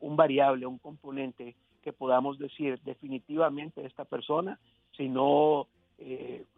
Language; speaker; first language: Spanish; early bilingual, heritage; Spanish